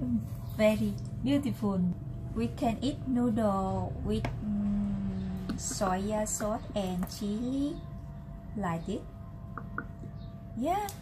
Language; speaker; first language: English; non-native, learner; Vietnamese